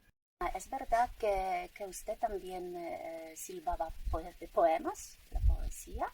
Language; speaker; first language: Spanish; non-native, fluent; Polish